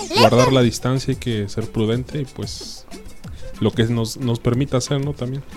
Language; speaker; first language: Spanish; native; Spanish